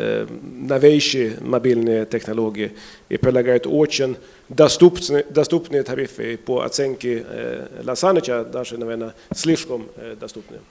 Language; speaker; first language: Russian; non-native, fluent; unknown